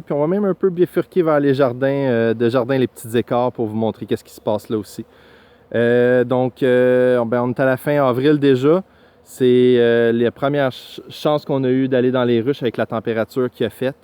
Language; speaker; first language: French; native; French